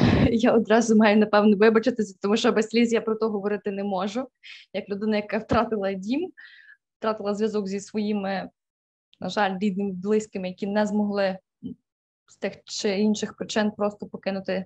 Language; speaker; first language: Ukrainian; native; Ukrainian